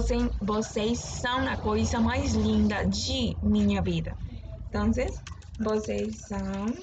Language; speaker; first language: Portuguese; non-native, learner; Spanish